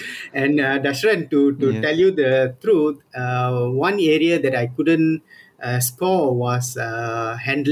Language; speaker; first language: English; non-native, local second language; Tamil